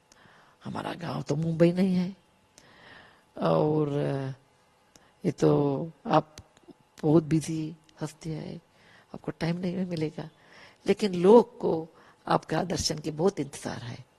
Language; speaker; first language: Hindi; non-native, local second language; Kannada